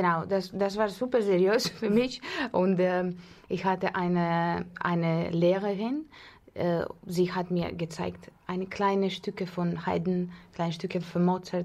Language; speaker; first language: German; non-native, fluent; Russian